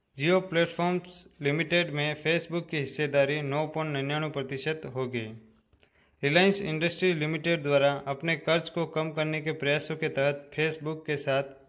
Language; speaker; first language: Hindi; native; Hindi